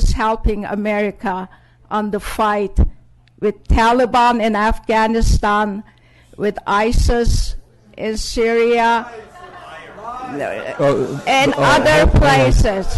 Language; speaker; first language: English; non-native, fluent; Turkish